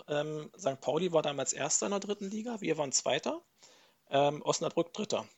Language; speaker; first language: German; native; German